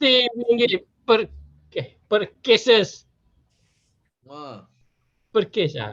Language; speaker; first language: English; non-native, learner; Malay